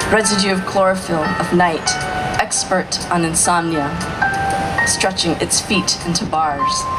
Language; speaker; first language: English; early bilingual, other home language; Vietnamese